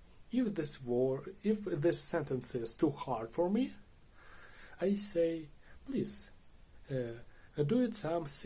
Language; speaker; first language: English; non-native, learner; Russian